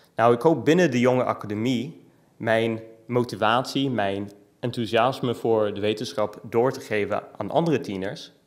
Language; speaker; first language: Dutch; non-native, fluent; English